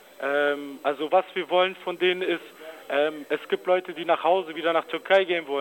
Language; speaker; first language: German; early bilingual, other home language; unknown